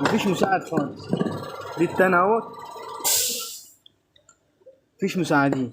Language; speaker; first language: Arabic; native; Arabic